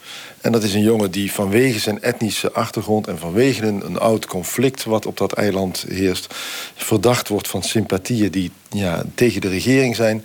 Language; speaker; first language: Dutch; native; Dutch